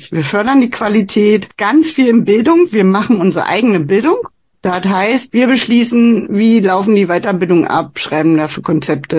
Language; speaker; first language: German; native; German